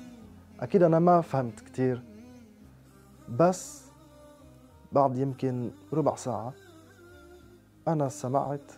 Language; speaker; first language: Arabic; non-native, fluent; French